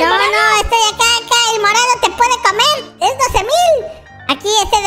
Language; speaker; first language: Spanish; native; Spanish